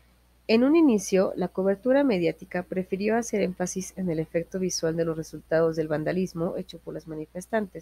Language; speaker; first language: Spanish; native; Spanish